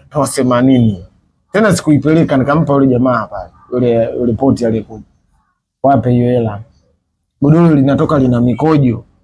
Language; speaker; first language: Swahili; native; Swahili